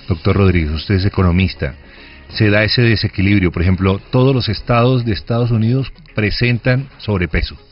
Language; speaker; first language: Spanish; native; Spanish